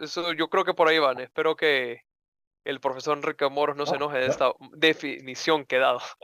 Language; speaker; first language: Spanish; native; Spanish